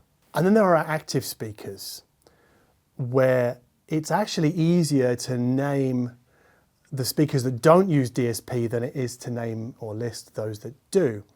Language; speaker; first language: English; native; English